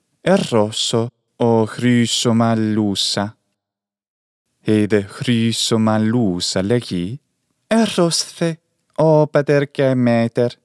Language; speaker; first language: Greek; non-native, fluent; English